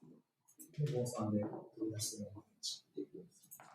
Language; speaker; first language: Japanese; native; Japanese